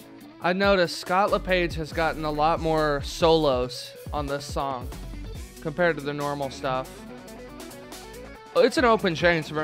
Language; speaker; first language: English; native; English